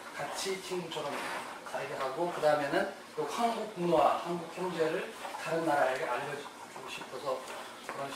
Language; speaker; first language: Korean; non-native, fluent; Kyrgyz